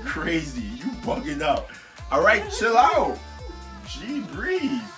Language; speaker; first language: English; native; English